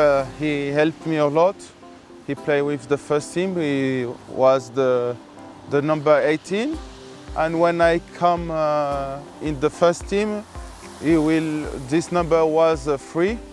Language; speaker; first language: English; non-native, learner; French